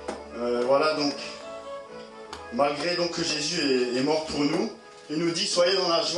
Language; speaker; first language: French; native; French